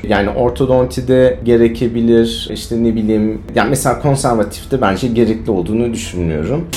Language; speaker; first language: Turkish; early bilingual, other home language; German